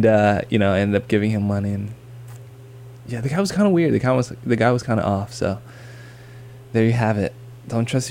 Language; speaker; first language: English; native; English